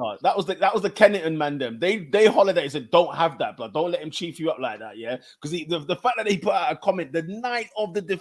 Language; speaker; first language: English; native; English